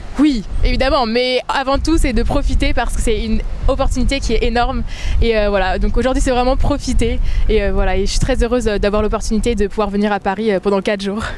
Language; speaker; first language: French; non-native, fluent; German